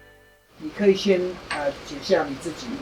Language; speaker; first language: Chinese; non-native, fluent; English